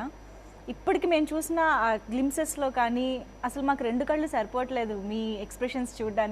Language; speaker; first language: Telugu; native; Telugu